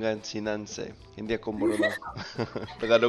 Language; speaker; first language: Filipino; non-native, fluent; English